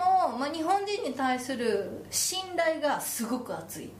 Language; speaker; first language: Japanese; native; Japanese